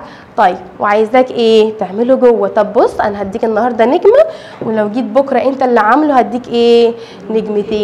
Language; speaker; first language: Arabic; native; Arabic